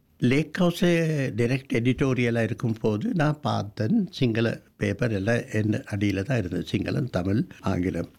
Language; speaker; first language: Tamil; non-native, local second language; Sinhala